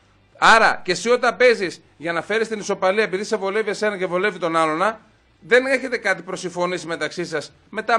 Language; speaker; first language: Greek; native; Greek